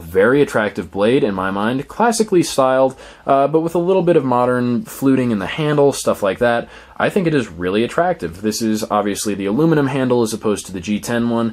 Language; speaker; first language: English; native; English